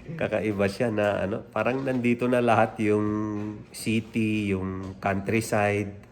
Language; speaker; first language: Filipino; non-native, local second language; Iloko